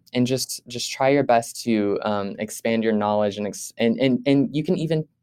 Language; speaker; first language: English; native; English